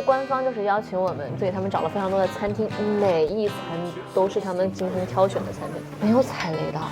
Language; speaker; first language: Chinese; native; Chinese